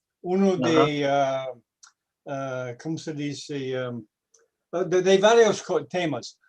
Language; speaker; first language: Spanish; non-native, learner; English